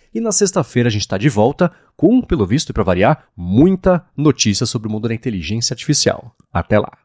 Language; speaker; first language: Portuguese; native; Portuguese